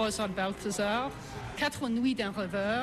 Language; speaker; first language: French; non-native, fluent; English